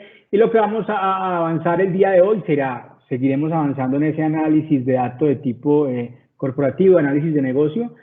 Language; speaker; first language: Spanish; native; Spanish